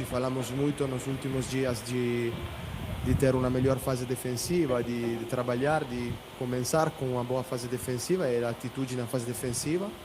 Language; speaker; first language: Portuguese; non-native, fluent; Italian